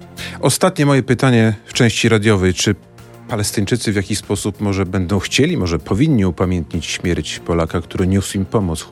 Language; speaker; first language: Polish; native; Polish